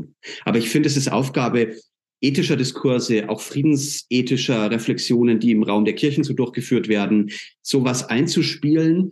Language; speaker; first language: German; native; German